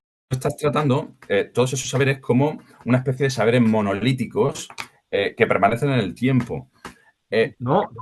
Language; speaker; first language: Spanish; native; Spanish